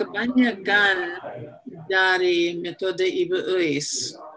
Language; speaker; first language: Indonesian; non-native, fluent; English